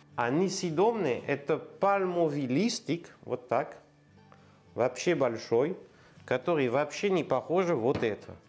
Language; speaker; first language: Russian; non-native, learner; French